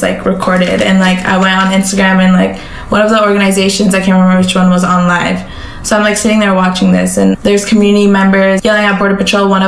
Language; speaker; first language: English; native; English